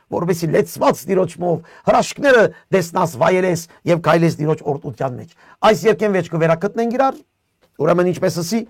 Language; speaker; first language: Armenian; early bilingual, heritage; Armenian